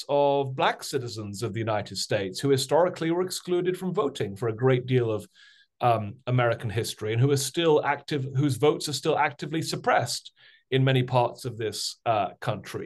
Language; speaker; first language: English; native; English